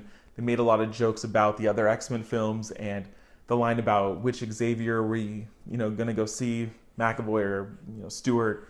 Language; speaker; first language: English; native; English